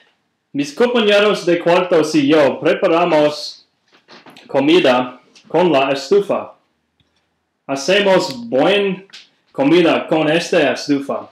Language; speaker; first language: Spanish; non-native, learner; English